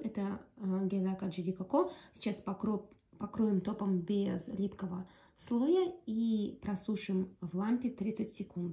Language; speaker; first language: Russian; native; Russian